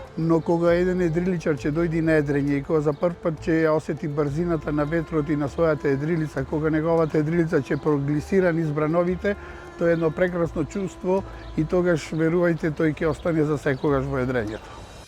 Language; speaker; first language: Macedonian; native; Macedonian